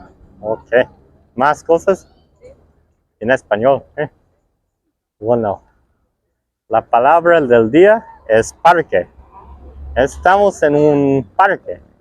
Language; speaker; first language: Spanish; non-native, fluent; English